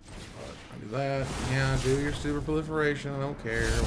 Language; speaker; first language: English; native; English